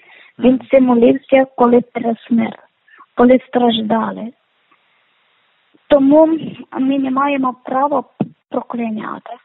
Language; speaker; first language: Ukrainian; non-native, learner; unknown